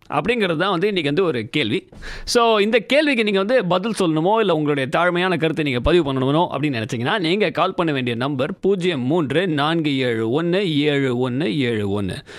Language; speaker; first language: Tamil; native; Tamil